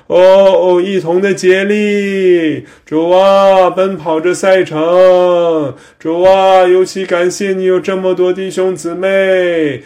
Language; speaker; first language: Chinese; native; Chinese